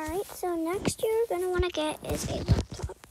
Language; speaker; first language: English; native; English